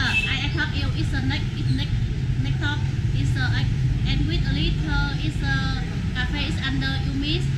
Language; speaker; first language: English; non-native, learner; Vietnamese